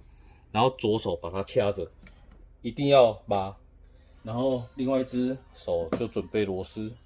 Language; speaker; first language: Chinese; native; Chinese